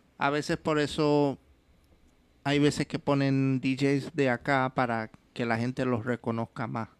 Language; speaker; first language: Spanish; early bilingual, heritage; Spanish